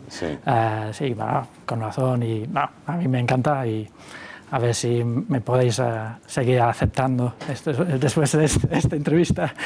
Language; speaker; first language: Spanish; non-native, fluent; English